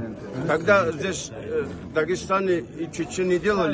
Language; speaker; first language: Russian; non-native, local second language; Chechen